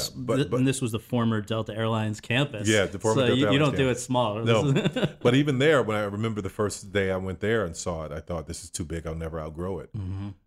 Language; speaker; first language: English; native; English